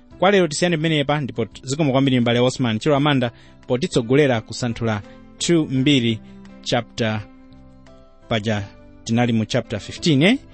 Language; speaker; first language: Nyanja; native; Nyanja